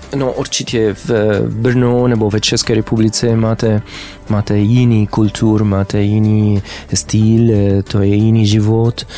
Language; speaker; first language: Czech; non-native, learner; Arabic